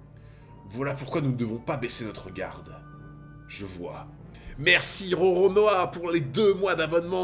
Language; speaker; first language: French; native; French